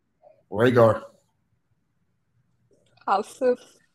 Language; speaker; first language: English; non-native, local second language; Hindi